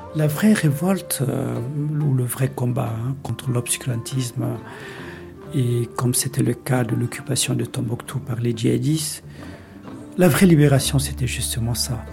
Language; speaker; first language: French; non-native, local second language; Bambara